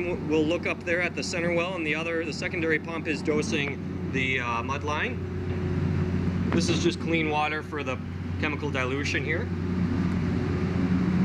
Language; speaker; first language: English; native; English